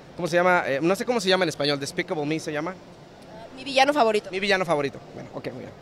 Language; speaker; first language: Spanish; early bilingual, heritage; Spanish